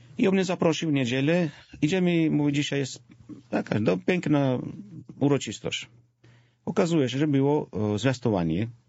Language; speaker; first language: Polish; non-native, fluent; Georgian